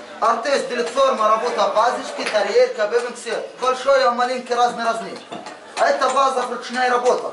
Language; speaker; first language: Russian; non-native, learner; Arabic